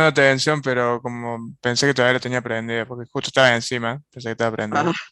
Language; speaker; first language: Spanish; native; Spanish